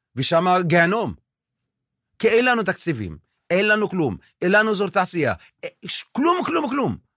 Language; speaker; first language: Hebrew; non-native, local second language; Arabic